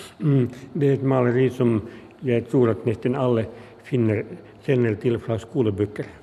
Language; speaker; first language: Norwegian; non-native, fluent; Finnish